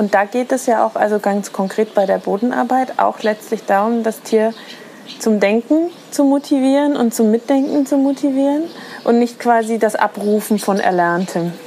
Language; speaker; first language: German; native; German